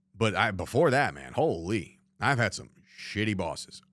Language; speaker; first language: English; native; English